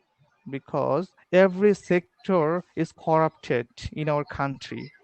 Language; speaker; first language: English; non-native, learner; Bangla